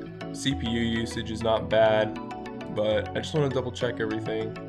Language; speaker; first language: English; native; English